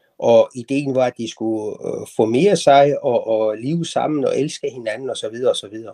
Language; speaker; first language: Danish; non-native, fluent; Persian